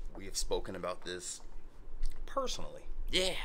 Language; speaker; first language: English; native; English